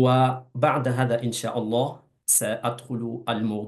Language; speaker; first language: Arabic; non-native, fluent; Urdu